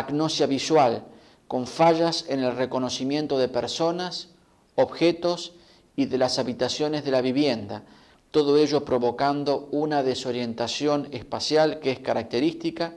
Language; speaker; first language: Spanish; native; Spanish